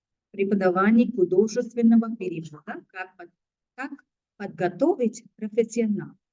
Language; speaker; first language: Russian; non-native, fluent; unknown